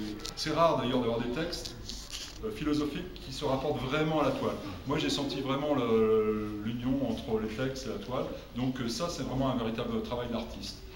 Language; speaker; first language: French; native; French